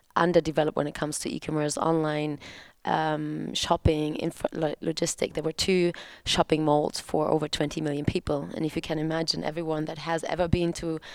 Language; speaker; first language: English; non-native, fluent; German